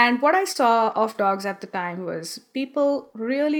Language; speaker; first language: English; non-native, local second language; Marathi